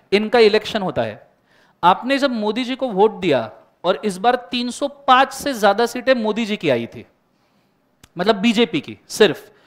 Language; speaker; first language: Hindi; non-native, local second language; Marathi